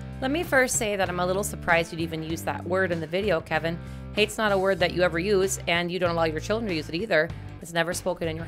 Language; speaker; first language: English; native; English